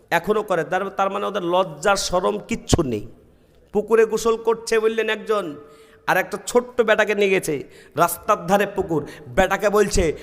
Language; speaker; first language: Bangla; native; Bangla